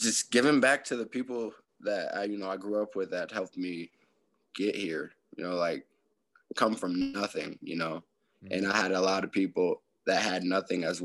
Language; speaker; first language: English; native; English